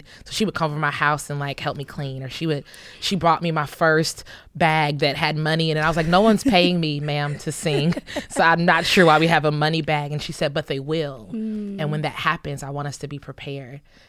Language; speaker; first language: English; native; English